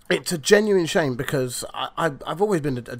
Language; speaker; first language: English; native; English